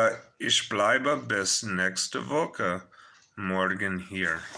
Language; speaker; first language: German; non-native, fluent; English